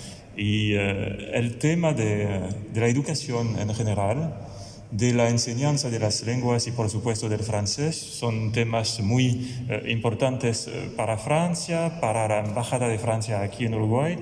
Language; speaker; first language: Spanish; non-native, fluent; French